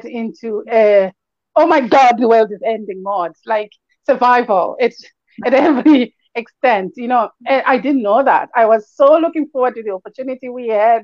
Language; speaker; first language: English; non-native, local second language; Shona